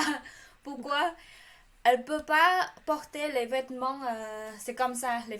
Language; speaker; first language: French; non-native, learner; Khmer